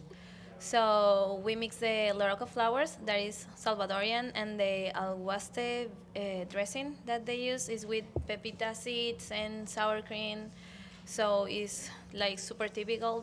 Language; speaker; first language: English; non-native, learner; Spanish